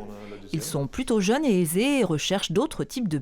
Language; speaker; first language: French; native; French